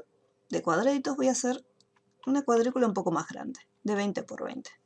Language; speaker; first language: Spanish; native; Spanish